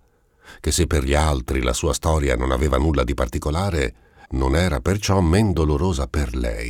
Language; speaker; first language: Italian; native; Italian